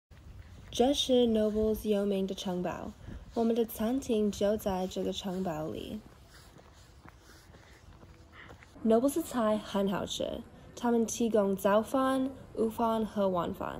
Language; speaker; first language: Chinese; non-native, learner; English